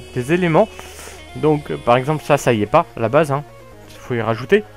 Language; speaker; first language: French; native; French